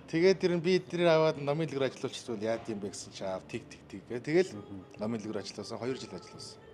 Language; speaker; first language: Mongolian; native; Mongolian